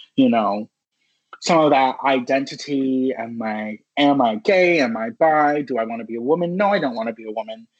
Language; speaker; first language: English; native; English